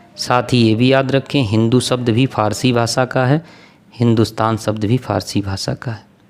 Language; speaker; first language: Hindi; native; Hindi